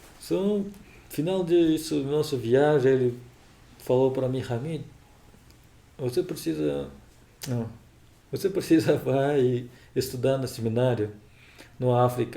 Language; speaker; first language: Portuguese; non-native, learner; Russian